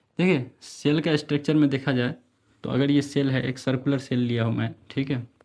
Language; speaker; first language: Hindi; native; Hindi